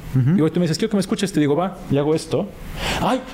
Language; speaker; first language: Spanish; native; Spanish